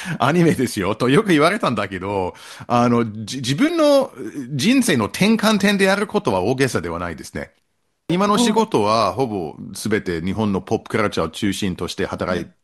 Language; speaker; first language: Japanese; non-native, fluent; English